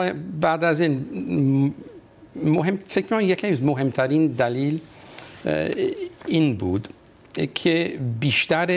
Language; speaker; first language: Persian; non-native, fluent; English